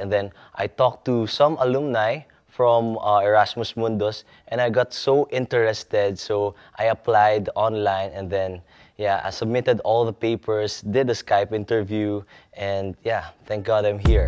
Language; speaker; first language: English; non-native, local second language; Filipino